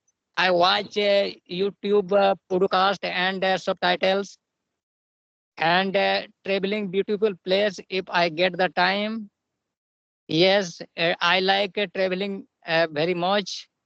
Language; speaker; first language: English; non-native, learner; Hindi